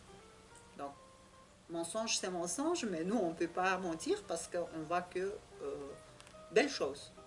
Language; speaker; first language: French; non-native, learner; Russian